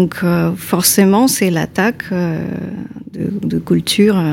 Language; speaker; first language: French; non-native, fluent; Ukrainian